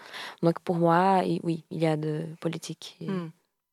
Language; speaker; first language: French; non-native, learner; Portuguese